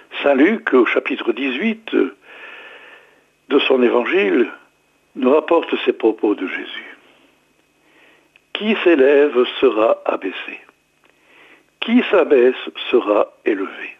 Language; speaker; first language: French; native; French